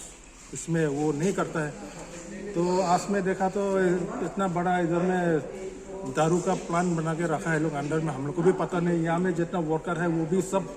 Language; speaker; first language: Hindi; non-native, local second language; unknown